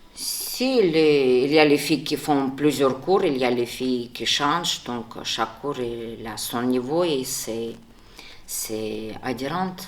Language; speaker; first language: French; non-native, fluent; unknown